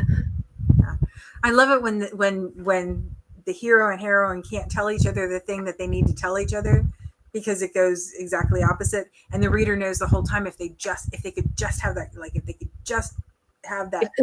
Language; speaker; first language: English; native; English